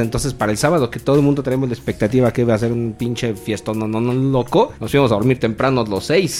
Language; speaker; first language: Spanish; native; Spanish